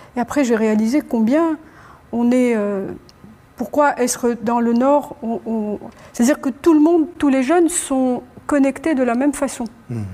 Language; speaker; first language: French; non-native, local second language; Arabic